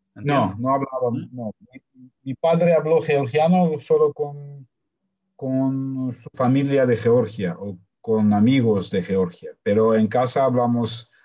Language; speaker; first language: Spanish; non-native, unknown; Russian